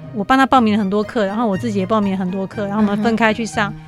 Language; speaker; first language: Chinese; native; Chinese